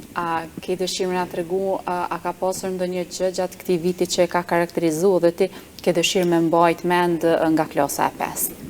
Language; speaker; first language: Albanian; native; Albanian